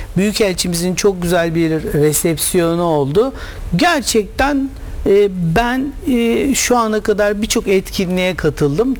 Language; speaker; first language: Turkish; native; Turkish